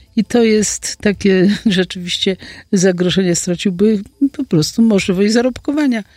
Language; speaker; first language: Polish; native; Polish